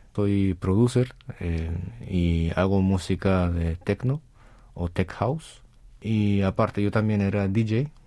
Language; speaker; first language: Spanish; native; Spanish